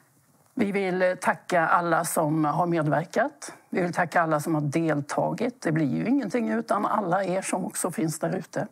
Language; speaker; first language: Swedish; native; Swedish